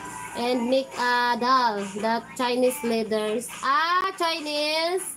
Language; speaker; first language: English; non-native, learner; Filipino